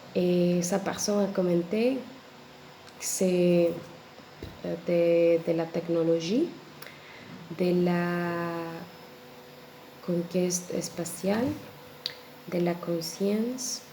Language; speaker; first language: French; non-native, learner; Spanish